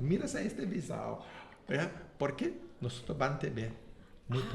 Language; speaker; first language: Spanish; non-native, learner; English